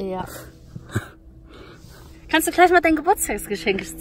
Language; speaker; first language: German; native; German